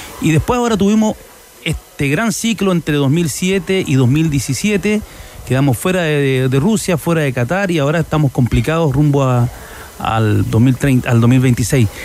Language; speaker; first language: Spanish; native; Spanish